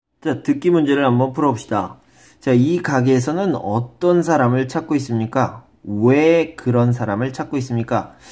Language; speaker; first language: Korean; native; Korean